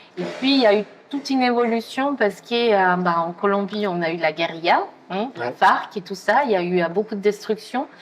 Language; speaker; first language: French; non-native, fluent; Spanish